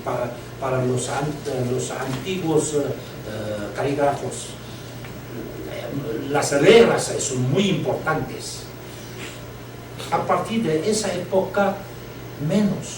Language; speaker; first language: Spanish; non-native, learner; Chinese